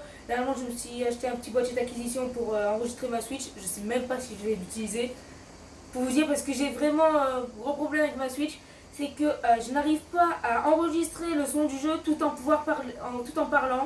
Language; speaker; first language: French; native; French